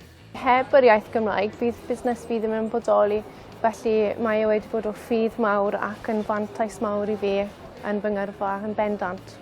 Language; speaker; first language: Welsh; non-native, local second language; English